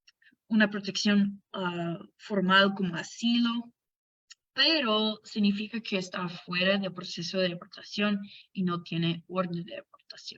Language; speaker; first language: Spanish; non-native, fluent; English